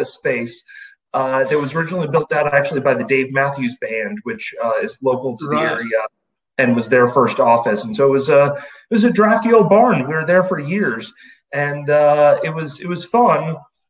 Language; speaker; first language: English; native; English